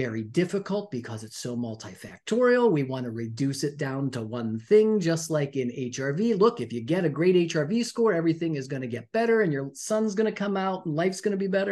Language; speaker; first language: English; native; English